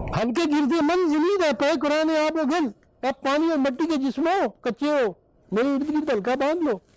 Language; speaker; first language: Urdu; non-native, local second language; Punjabi